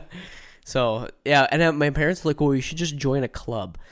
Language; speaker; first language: English; native; English